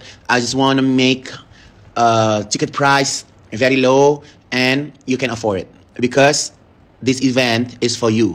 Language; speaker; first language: English; non-native, learner; Indonesian